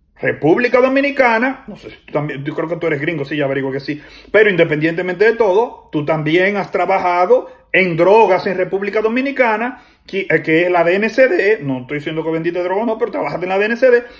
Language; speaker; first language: Spanish; native; Spanish